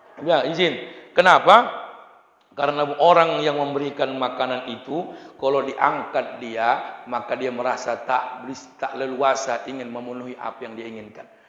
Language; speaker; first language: Malay; non-native, local second language; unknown